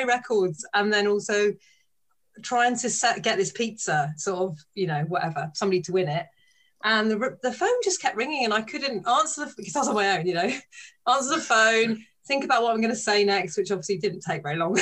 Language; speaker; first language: English; native; English